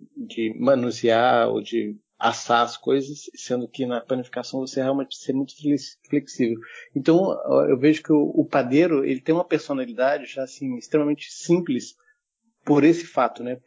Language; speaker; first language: Portuguese; early bilingual, heritage; German